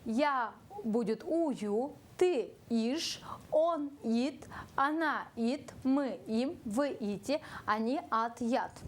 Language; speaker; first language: Russian; non-native, local second language; Kyrgyz